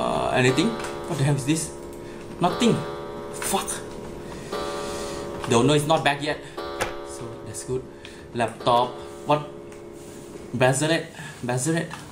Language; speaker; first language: English; non-native, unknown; Thai